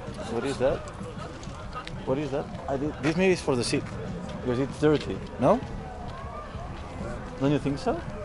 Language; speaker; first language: English; non-native, fluent; Spanish